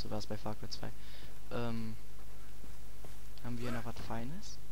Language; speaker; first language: German; native; German